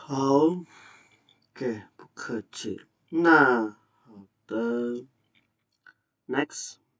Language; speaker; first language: Chinese; non-native, fluent; Indonesian